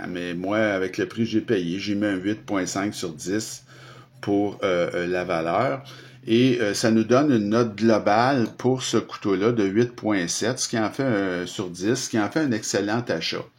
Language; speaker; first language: French; native; French